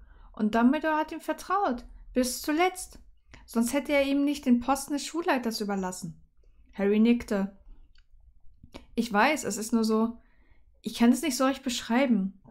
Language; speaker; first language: German; native; German